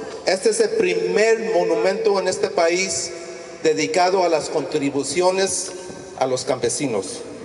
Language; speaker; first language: Spanish; early bilingual, heritage; Spanish